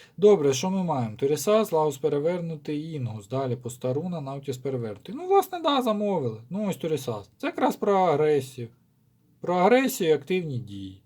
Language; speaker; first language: Ukrainian; non-native, local second language; Russian